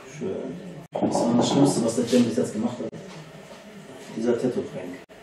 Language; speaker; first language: German; non-native, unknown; Turkish